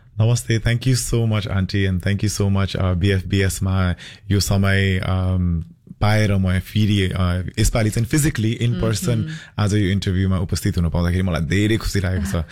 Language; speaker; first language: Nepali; early bilingual, heritage; Nepali